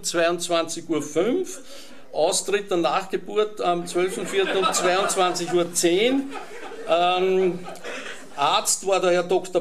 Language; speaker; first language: German; native; German